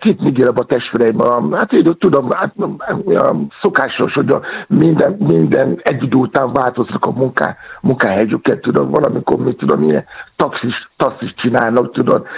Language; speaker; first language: Hungarian; non-native, learner; Yoruba